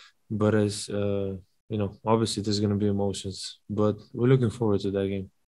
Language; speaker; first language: English; non-native, fluent; Slovenian